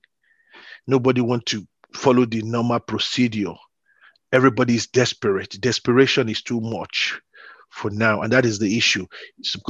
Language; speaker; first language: English; non-native, local second language; Yoruba